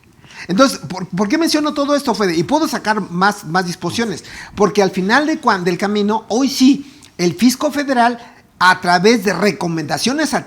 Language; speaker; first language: Spanish; native; Spanish